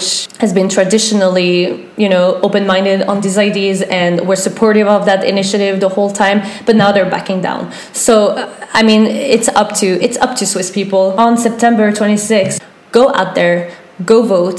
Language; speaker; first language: English; non-native, fluent; French